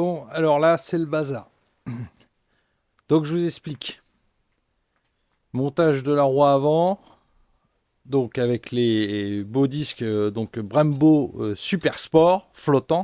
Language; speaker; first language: French; native; French